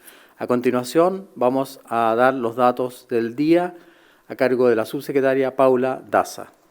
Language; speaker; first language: Spanish; native; Spanish